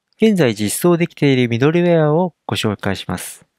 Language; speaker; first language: Japanese; native; Japanese